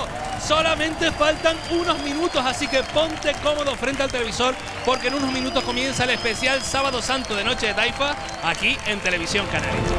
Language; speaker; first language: Spanish; native; Spanish